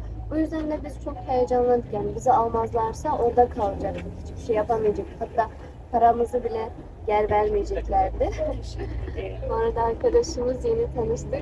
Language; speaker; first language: Turkish; non-native, fluent; Kyrgyz